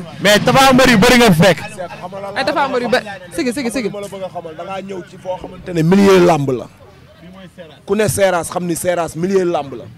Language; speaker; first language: Wolof; non-native, local second language; Fula